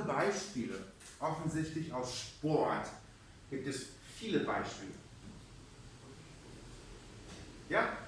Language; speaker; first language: German; non-native, fluent; English